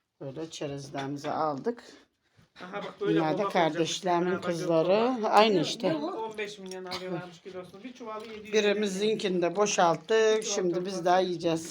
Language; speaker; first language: Turkish; native; Turkish